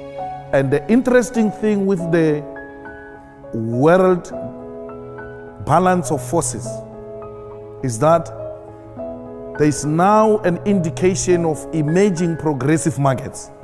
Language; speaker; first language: English; non-native, local second language; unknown